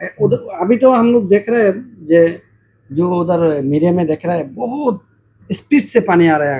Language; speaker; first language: Hindi; non-native, learner; Bangla